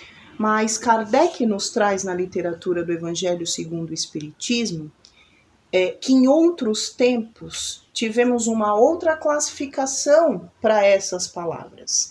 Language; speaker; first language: Portuguese; native; Portuguese